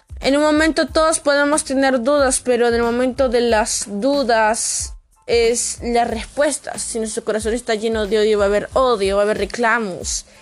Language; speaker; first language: Spanish; native; Spanish